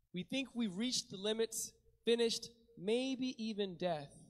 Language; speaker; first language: English; native; English